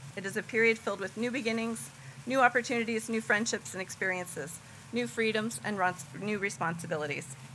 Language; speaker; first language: English; native; English